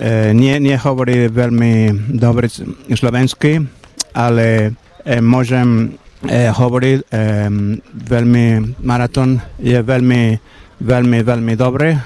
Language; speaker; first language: Slovak; non-native, learner; Spanish